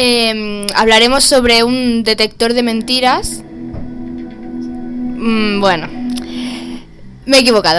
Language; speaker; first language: Spanish; native; Spanish